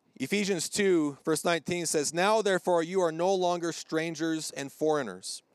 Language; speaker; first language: English; native; English